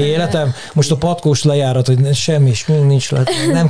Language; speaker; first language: Hungarian; native; Hungarian